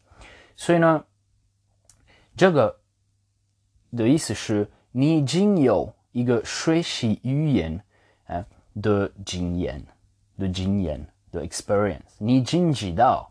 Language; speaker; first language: Chinese; non-native, fluent; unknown